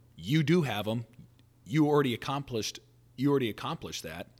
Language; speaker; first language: English; native; English